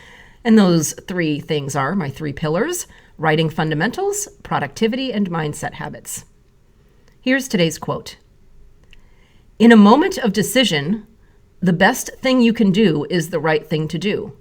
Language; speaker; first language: English; native; English